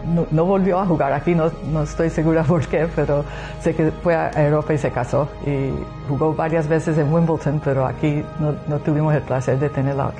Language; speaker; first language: Spanish; non-native, fluent; English